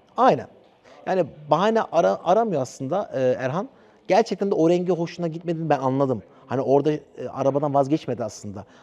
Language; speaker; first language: Turkish; early bilingual, heritage; Turkish